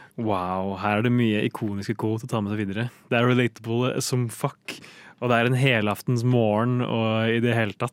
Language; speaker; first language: Norwegian; native; Norwegian